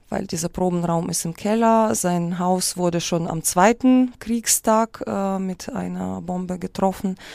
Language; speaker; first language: German; non-native, fluent; Russian